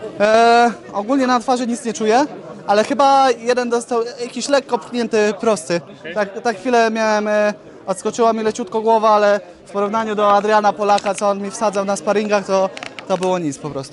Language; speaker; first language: Polish; native; Polish